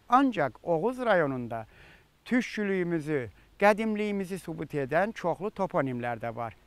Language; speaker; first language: Azerbaijani; native; Azerbaijani